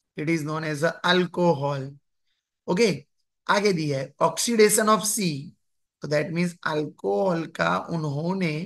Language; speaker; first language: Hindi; non-native, local second language; Gujarati